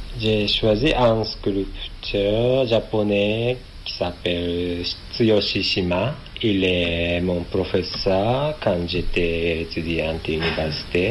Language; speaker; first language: French; non-native, learner; Japanese